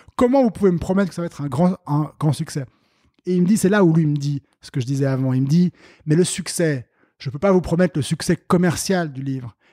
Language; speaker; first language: French; native; French